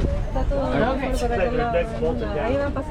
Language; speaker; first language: Spanish; native; Spanish